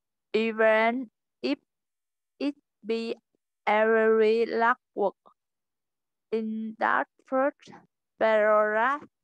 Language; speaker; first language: English; non-native, learner; Vietnamese